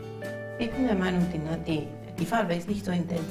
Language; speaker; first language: German; non-native, local second language; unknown